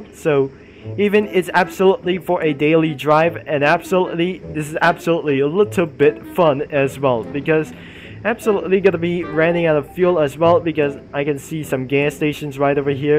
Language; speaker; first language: English; non-native, learner; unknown